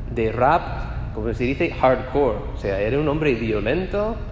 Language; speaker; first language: Spanish; non-native, fluent; English